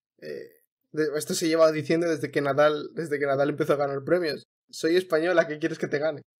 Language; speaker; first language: Spanish; native; Spanish